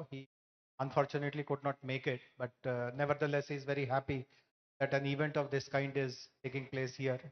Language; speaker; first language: English; non-native, local second language; Telugu